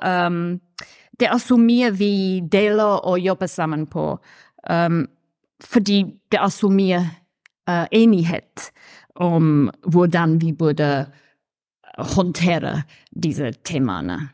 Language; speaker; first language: Norwegian; non-native, learner; English